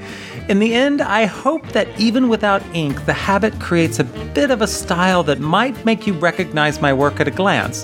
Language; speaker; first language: English; native; English